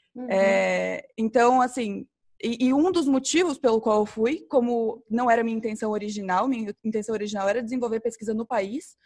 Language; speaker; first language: Portuguese; native; Portuguese